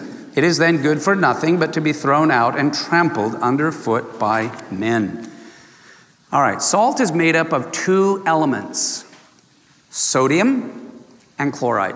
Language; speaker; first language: English; native; English